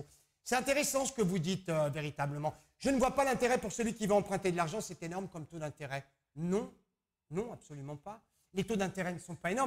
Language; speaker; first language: French; native; French